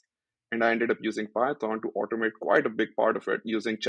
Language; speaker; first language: English; non-native, local second language; Urdu